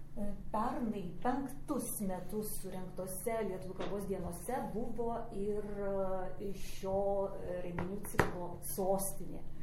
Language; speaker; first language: Lithuanian; native; Lithuanian